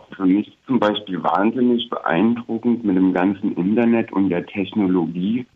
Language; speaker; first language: German; non-native, fluent; English